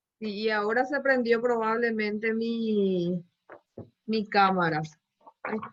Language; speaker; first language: Spanish; native; Spanish